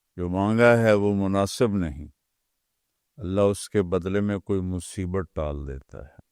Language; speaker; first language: Urdu; non-native, local second language; Punjabi